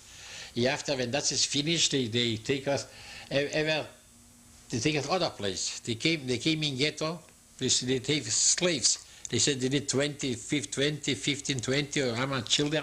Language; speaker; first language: English; non-native, learner; Yiddish